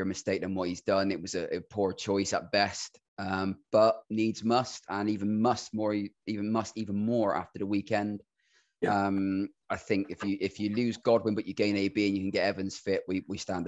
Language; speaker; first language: English; native; English